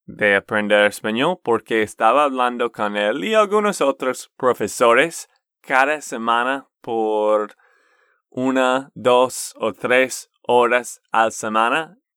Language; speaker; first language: Spanish; non-native, fluent; English